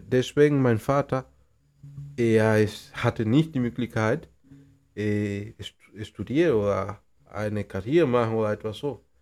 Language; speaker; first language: German; non-native, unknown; Spanish